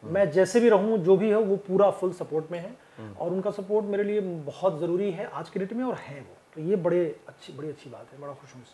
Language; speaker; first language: Hindi; native; Hindi